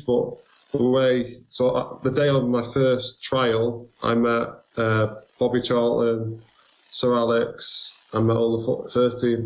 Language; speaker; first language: English; native; English